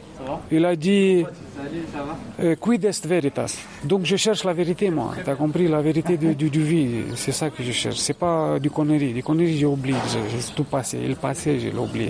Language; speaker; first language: French; non-native, fluent; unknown